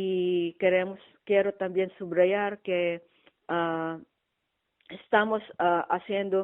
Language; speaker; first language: Spanish; non-native, fluent; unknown